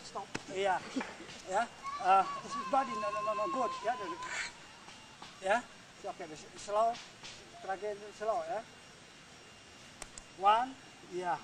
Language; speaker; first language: English; non-native, learner; Indonesian